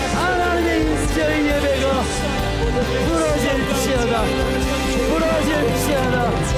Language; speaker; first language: Korean; native; Korean